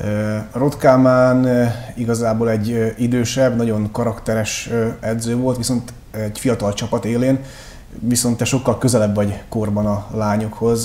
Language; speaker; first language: Hungarian; native; Hungarian